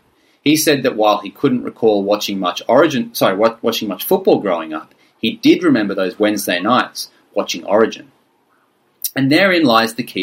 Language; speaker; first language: English; native; English